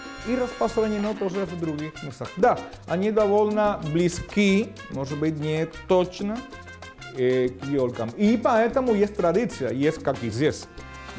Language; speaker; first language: Russian; non-native, fluent; Spanish